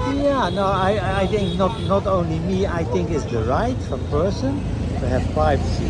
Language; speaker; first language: English; non-native, learner; Dutch